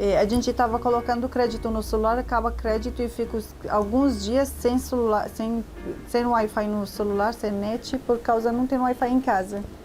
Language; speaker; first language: Portuguese; non-native, learner; Arabic